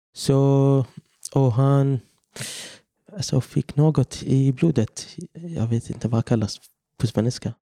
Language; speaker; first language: Swedish; non-native, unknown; Arabic